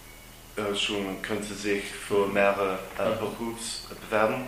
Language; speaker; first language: German; non-native, learner; English